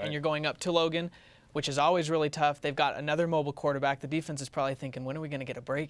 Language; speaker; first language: English; native; English